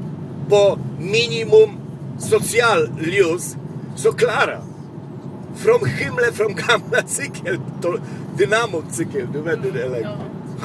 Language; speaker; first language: Swedish; non-native, local second language; Polish